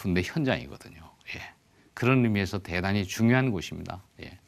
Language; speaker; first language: Korean; native; Korean